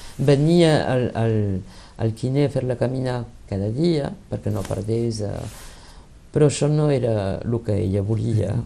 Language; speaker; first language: Catalan; early bilingual, heritage; Catalan